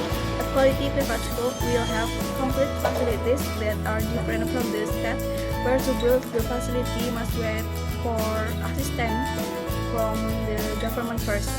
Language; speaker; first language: English; non-native, learner; Indonesian